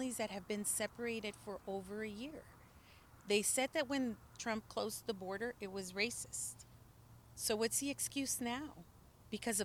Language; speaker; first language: English; early bilingual, other home language; Spanish